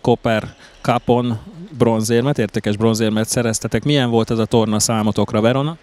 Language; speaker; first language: Hungarian; native; Hungarian